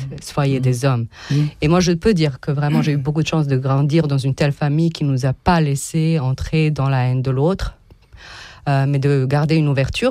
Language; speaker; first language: French; non-native, fluent; Serbian